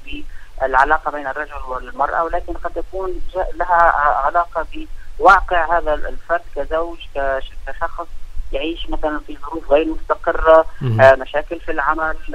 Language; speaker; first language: Arabic; native; Arabic